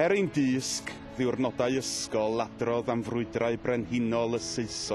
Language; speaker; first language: Welsh; native; Welsh